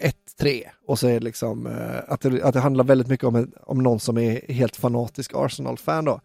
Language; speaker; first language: Swedish; native; Swedish